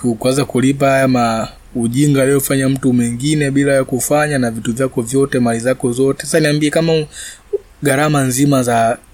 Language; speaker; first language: Swahili; native; Swahili